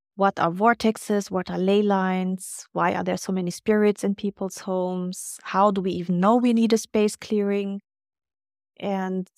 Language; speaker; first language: English; non-native, fluent; German